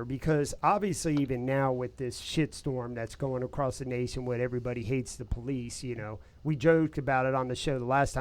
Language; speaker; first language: English; native; English